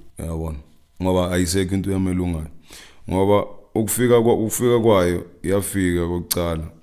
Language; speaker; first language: Zulu; non-native, local second language; Northern Sotho